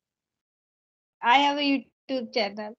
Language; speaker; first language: English; non-native, learner; Hindi